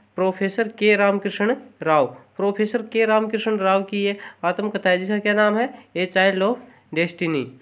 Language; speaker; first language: Hindi; native; Hindi